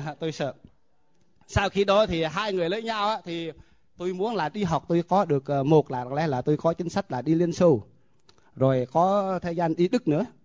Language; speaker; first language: Vietnamese; non-native, local second language; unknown